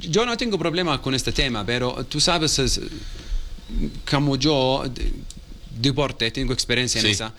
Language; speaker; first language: Spanish; non-native, learner; Arabic